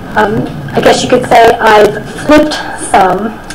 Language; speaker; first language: English; native; English